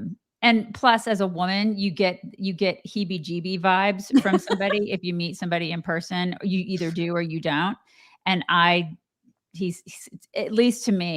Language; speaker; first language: English; native; English